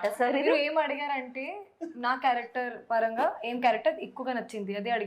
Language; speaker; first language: Telugu; non-native, local second language; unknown